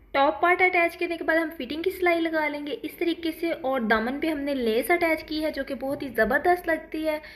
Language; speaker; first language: Urdu; native; Urdu